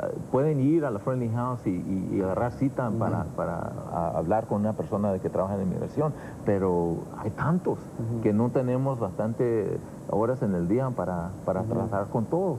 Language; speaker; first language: Spanish; early bilingual, other home language; English